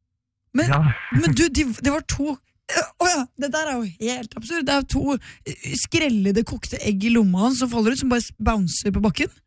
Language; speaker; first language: Norwegian; native; Norwegian